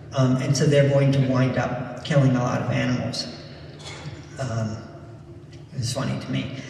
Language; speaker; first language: English; native; English